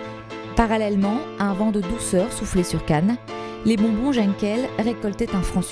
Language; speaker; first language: French; native; French